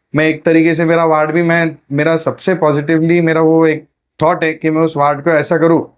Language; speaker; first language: Hindi; non-native, local second language; Marathi